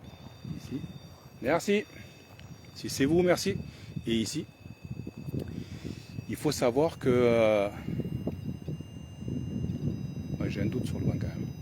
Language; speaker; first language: French; native; French